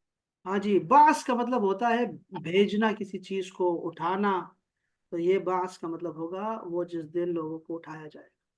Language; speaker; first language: Urdu; native; Urdu